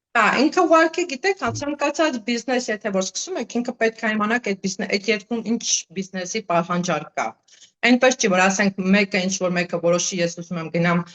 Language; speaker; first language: Armenian; native; Armenian